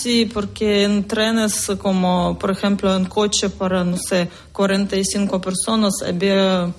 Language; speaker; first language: Spanish; non-native, learner; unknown